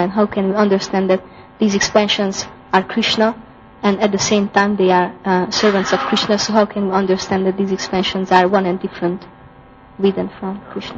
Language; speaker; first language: English; non-native, fluent; Hungarian